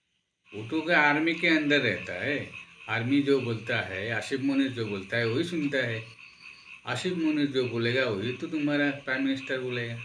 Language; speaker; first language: Hindi; non-native, local second language; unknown